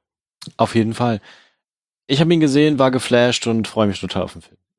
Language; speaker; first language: German; native; German